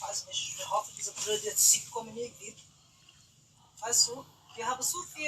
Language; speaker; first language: German; non-native, learner; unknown